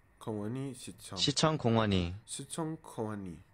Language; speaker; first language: Korean; non-native, learner; English